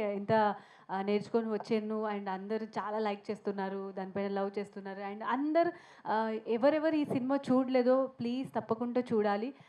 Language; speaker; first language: Telugu; non-native, learner; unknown